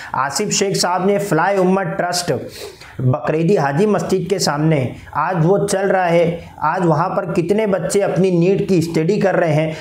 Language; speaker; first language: Hindi; non-native, local second language; Urdu